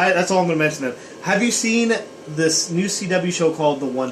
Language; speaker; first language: English; native; English